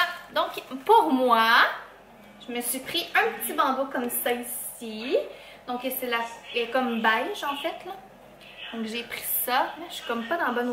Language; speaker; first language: French; native; French